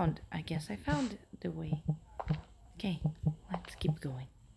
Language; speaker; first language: English; non-native, learner; Portuguese